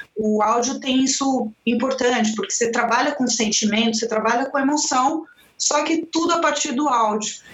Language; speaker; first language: Portuguese; non-native, fluent; Spanish